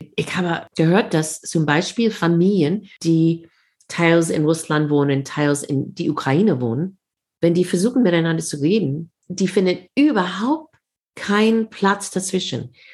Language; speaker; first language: German; non-native, fluent; English